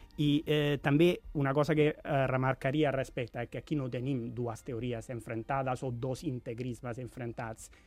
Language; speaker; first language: Catalan; non-native, fluent; Italian